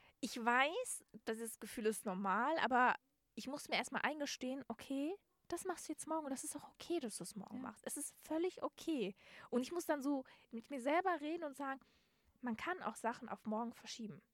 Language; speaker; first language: German; native; German